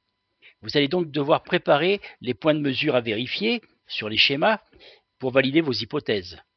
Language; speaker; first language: French; native; French